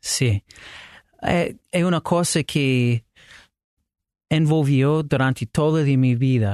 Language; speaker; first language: Spanish; non-native, learner; English